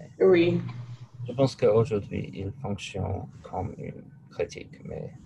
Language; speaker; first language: French; non-native, learner; English